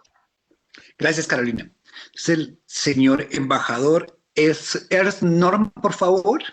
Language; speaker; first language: Spanish; native; Spanish